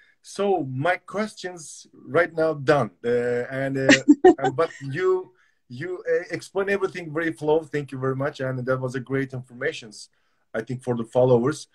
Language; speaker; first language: English; non-native, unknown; Turkish